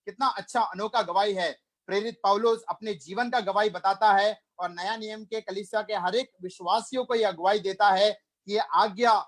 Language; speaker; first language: Hindi; non-native, local second language; Malayalam